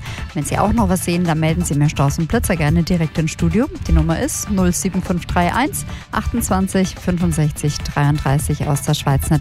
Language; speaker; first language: German; native; German